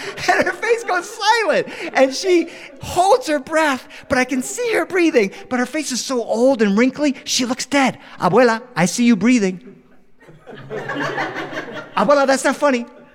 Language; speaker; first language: English; early bilingual, other home language; Spanish